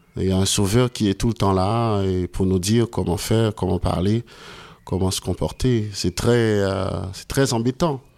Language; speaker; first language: French; non-native, local second language; Haitian Creole